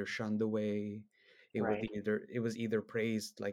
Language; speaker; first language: English; non-native, local second language; Filipino